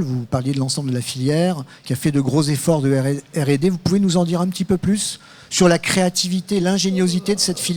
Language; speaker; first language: French; native; French